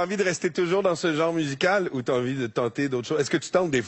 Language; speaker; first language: French; native; French